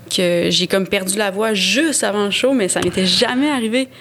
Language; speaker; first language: French; native; French